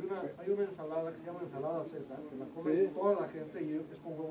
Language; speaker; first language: Spanish; native; Spanish